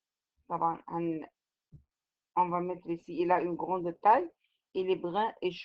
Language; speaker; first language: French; non-native, fluent; Arabic